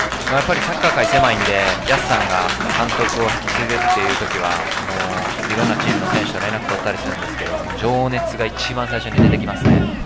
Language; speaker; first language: Japanese; native; Japanese